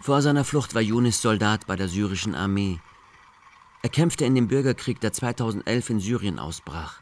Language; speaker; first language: German; native; German